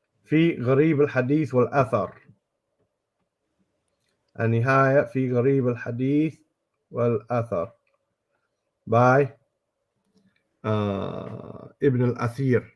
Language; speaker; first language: Arabic; non-native, fluent; English